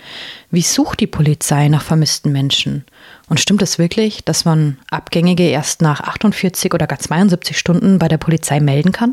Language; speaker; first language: German; native; German